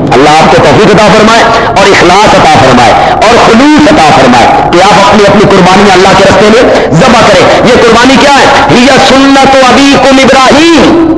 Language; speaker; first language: Urdu; non-native, local second language; Punjabi